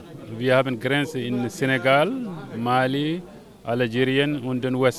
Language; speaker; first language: German; non-native, learner; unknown